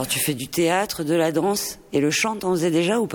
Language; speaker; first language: French; native; French